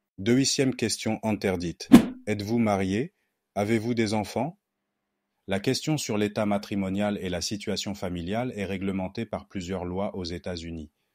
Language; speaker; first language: French; non-native, local second language; Haitian Creole